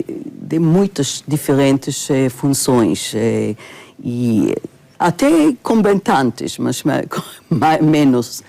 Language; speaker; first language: Portuguese; non-native, fluent; Hebrew